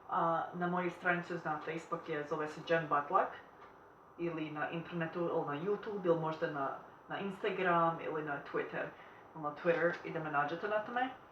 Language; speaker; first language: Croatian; early bilingual, heritage; Croatian